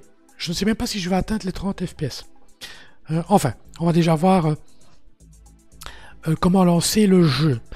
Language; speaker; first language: French; native; French